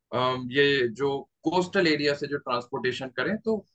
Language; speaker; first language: Hindi; native; Hindi